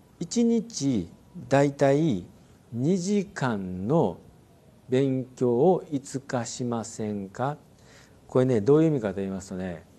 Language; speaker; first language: Japanese; native; Japanese